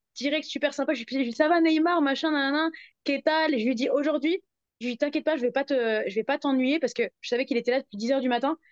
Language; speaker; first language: French; native; French